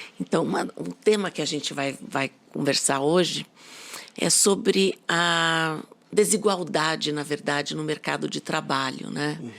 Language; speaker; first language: Portuguese; native; Portuguese